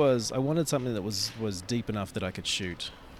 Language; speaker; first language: English; native; English